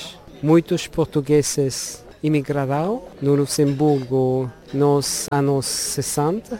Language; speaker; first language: Portuguese; non-native, learner; Luxembourgish